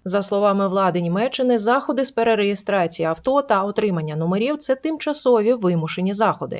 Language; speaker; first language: Ukrainian; native; Ukrainian